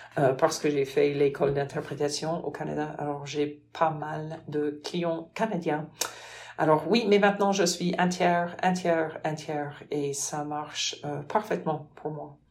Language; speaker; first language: French; non-native, fluent; English